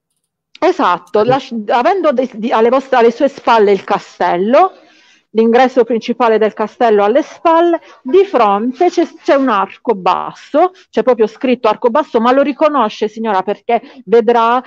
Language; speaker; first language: Italian; native; Italian